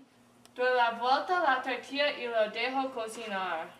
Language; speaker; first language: Spanish; non-native, learner; English